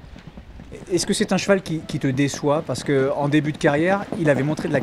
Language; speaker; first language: French; native; French